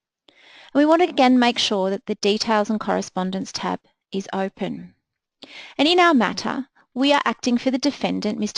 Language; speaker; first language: English; native; English